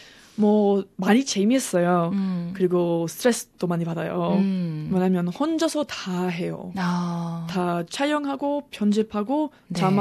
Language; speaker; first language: Korean; non-native, learner; English